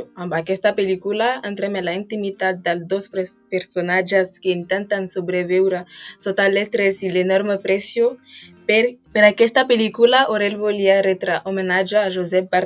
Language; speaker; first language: Catalan; non-native, learner; French